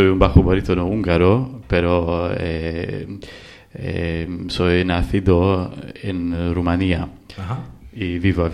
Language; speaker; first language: Spanish; non-native, learner; Hungarian